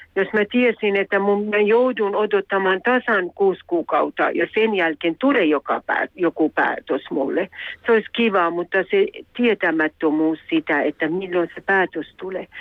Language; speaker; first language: Finnish; non-native, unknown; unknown